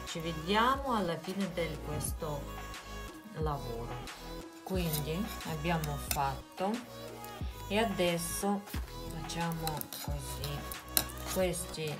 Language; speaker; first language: Italian; non-native, fluent; Russian